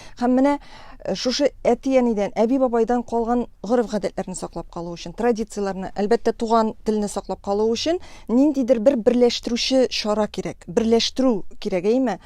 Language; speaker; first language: Tatar; native; Tatar